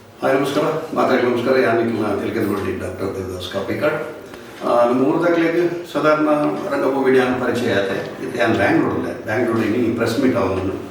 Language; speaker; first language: Kannada; non-native, local second language; Tulu